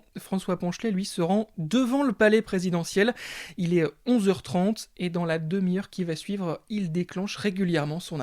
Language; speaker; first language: French; native; French